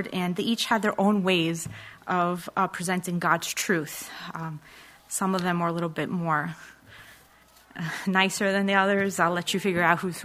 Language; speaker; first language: English; native; English